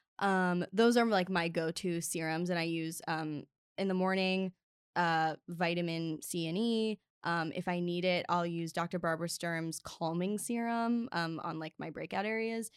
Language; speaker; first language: English; native; English